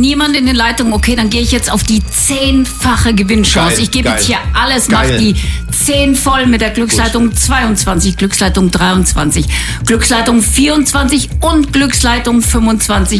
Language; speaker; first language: German; native; German